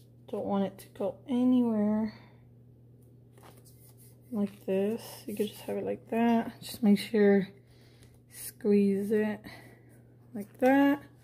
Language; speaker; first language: English; early bilingual, other home language; Spanish